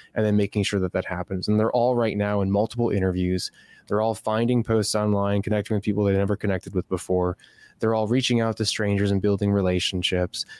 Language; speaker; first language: English; native; English